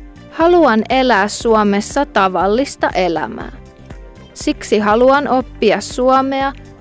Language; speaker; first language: Finnish; non-native, fluent; Arabic